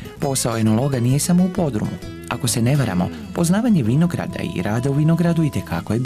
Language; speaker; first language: Croatian; native; Croatian